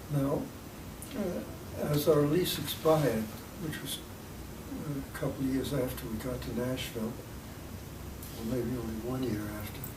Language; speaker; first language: English; native; English